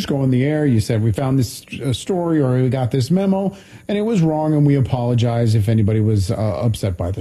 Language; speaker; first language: English; native; English